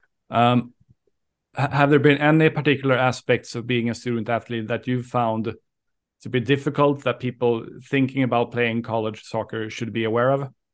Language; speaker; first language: English; non-native, fluent; Swedish